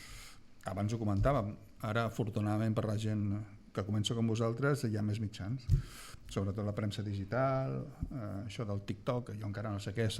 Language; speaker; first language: Catalan; native; Catalan